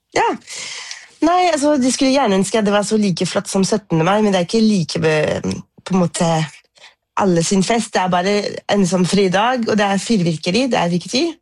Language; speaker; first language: Norwegian; non-native, fluent; French